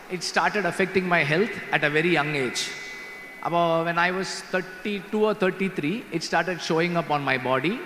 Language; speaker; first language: English; non-native, local second language; Tamil